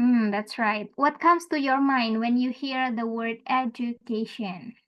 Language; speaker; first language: English; non-native, fluent; Indonesian